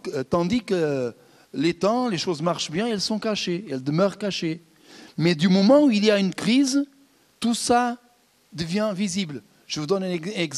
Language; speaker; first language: French; non-native, fluent; Portuguese